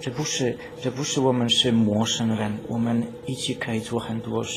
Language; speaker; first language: Chinese; non-native, learner; Polish